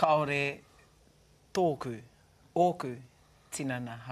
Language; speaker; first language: Māori; non-native, learner; English